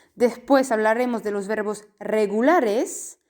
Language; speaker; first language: Spanish; non-native, fluent; French